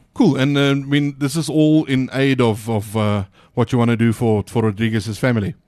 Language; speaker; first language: English; non-native, local second language; Afrikaans